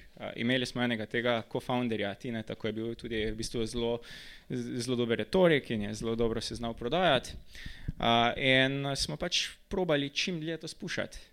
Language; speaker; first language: Slovenian; native; Slovenian